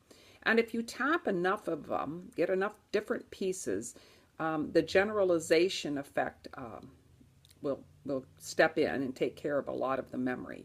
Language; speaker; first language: English; native; English